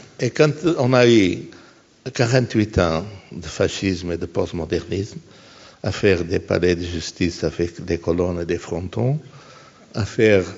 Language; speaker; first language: French; non-native, fluent; Portuguese